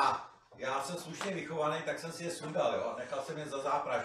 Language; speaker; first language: Czech; native; Czech